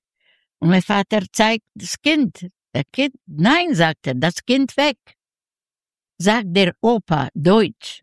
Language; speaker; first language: German; non-native, learner; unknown